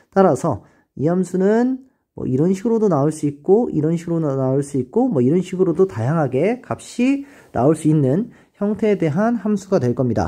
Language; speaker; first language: Korean; native; Korean